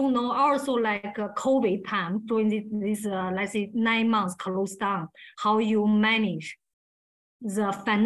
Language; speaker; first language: English; non-native, learner; Chinese